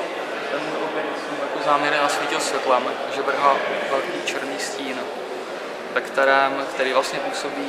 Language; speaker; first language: Czech; native; Czech